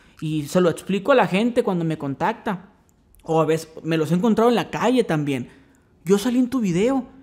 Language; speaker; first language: Spanish; native; Spanish